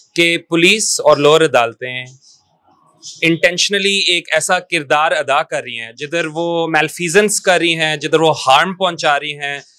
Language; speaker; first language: Urdu; non-native, local second language; Punjabi